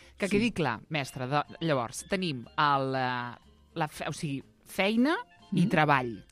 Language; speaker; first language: Catalan; native; Catalan